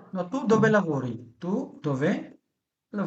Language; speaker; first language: Italian; non-native, fluent; Bangla